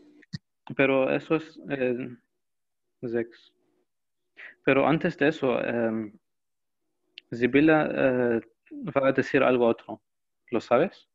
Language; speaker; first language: Spanish; non-native, learner; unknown